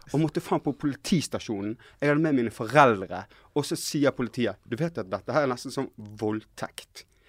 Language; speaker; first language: Norwegian; native; Norwegian